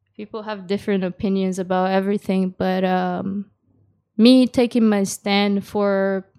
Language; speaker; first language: English; early bilingual, other home language; Japanese